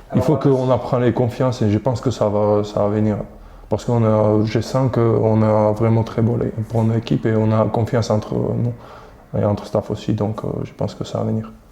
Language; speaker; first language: French; non-native, fluent; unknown